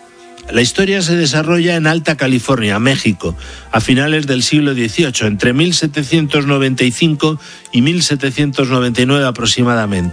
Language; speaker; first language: Spanish; native; Spanish